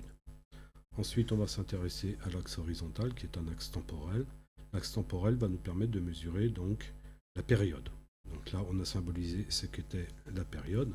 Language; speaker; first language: French; native; French